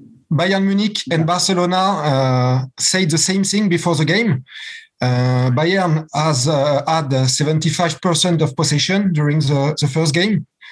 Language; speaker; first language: English; non-native, fluent; French